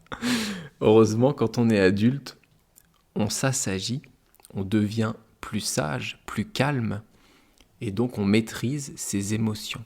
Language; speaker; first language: French; native; French